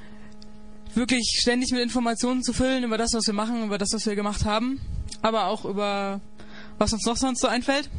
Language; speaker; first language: German; native; German